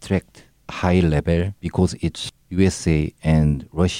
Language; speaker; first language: English; non-native, learner; Korean